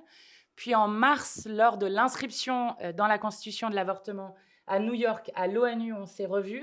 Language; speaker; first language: French; native; French